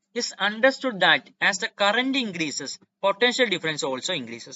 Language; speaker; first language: English; non-native, local second language; Malayalam